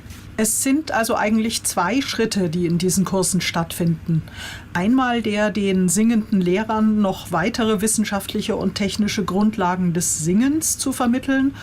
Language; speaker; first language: German; native; German